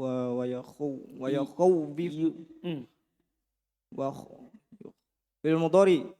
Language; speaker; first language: Arabic; non-native, learner; Indonesian